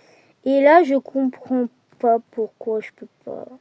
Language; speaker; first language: French; native; French